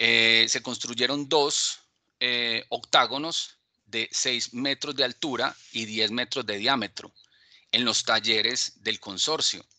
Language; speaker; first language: Spanish; native; Spanish